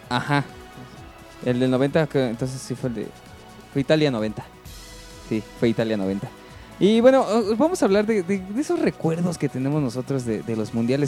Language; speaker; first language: Spanish; native; Spanish